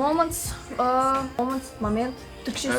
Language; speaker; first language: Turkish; non-native, learner; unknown